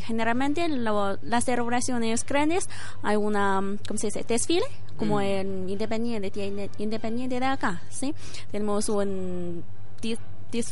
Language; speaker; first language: Spanish; non-native, learner; Chinese